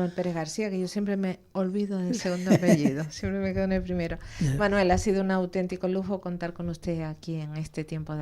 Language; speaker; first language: Spanish; native; Spanish